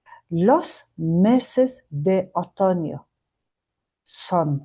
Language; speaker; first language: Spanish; non-native, fluent; Mongolian